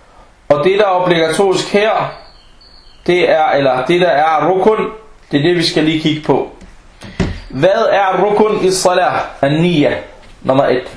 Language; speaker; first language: Danish; non-native, fluent; Arabic